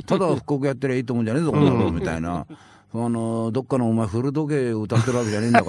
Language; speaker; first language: Japanese; native; Japanese